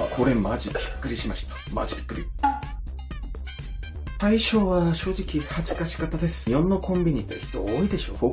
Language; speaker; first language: Japanese; non-native, learner; Korean